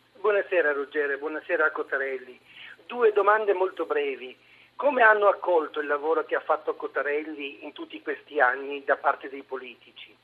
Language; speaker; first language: Italian; native; Italian